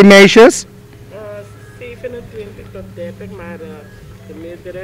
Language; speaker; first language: Dutch; non-native, local second language; Sranan Tongo